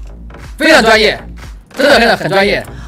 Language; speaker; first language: Chinese; native; Chinese